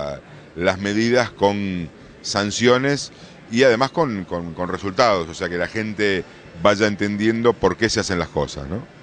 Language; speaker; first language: Spanish; native; Spanish